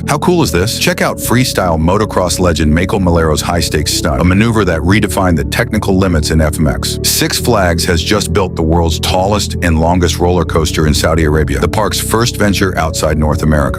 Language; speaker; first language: English; native; English